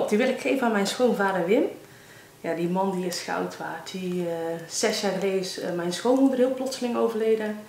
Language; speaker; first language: Dutch; native; Dutch